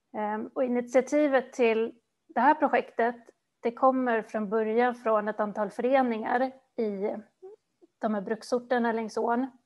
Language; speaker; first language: Swedish; native; Swedish